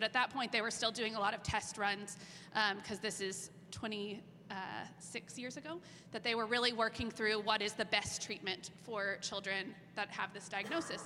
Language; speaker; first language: English; native; English